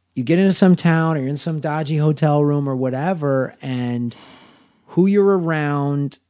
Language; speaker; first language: English; native; English